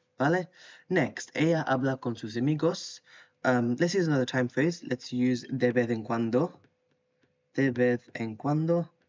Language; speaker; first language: Spanish; non-native, learner; English